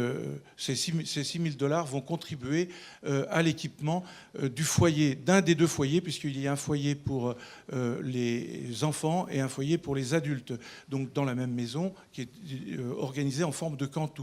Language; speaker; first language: French; native; French